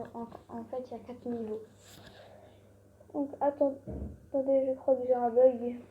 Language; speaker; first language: French; native; French